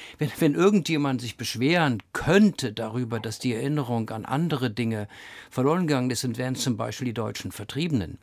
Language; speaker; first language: German; early bilingual, other home language; English